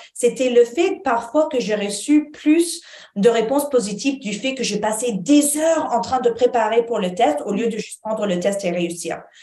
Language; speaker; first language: French; non-native, fluent; Arabic